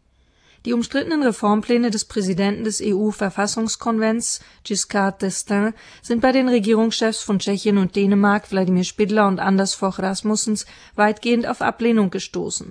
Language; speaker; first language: German; native; German